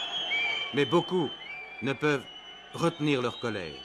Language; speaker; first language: French; native; French